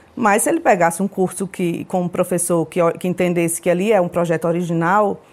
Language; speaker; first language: Portuguese; native; Portuguese